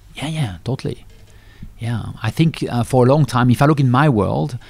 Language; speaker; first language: English; non-native, fluent; French